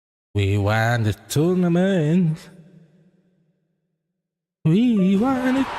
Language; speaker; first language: English; non-native, learner; Indonesian